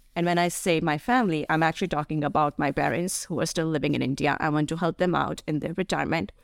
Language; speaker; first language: English; non-native, local second language; Hindi